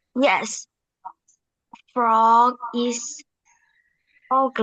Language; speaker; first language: English; non-native, learner; Vietnamese